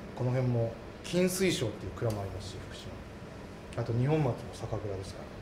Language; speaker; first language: Japanese; native; Japanese